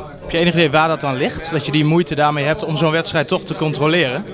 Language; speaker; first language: Dutch; native; Dutch